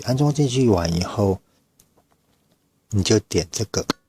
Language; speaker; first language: Chinese; native; Chinese